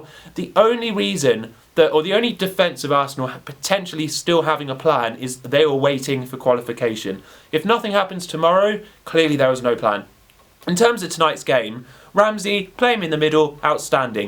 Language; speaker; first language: English; native; English